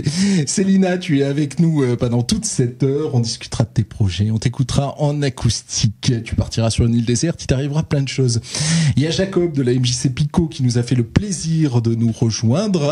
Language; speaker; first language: French; native; French